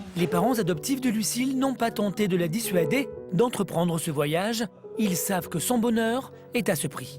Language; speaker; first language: French; native; French